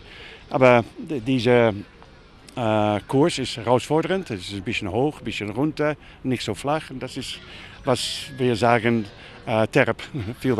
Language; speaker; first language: German; non-native, fluent; Dutch